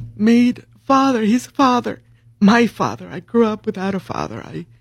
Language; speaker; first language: English; early bilingual, other home language; Spanish